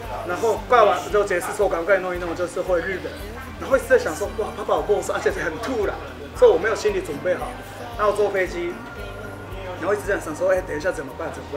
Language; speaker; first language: Chinese; non-native, fluent; Japanese